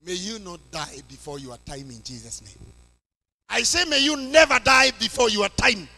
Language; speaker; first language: English; non-native, local second language; Swahili